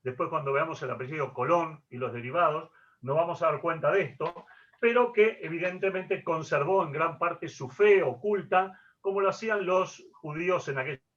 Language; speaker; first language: Spanish; native; Spanish